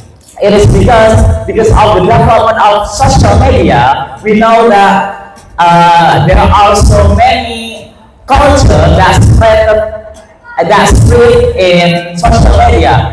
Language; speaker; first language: English; non-native, fluent; Indonesian